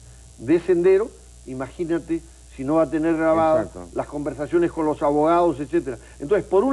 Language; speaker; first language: Spanish; native; Spanish